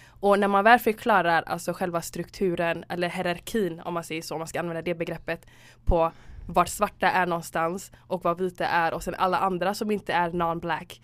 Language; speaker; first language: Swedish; early bilingual, other home language; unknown